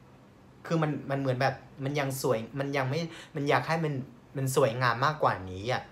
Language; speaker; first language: Thai; non-native, fluent; Vietnamese